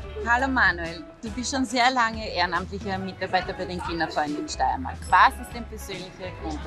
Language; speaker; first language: German; native; German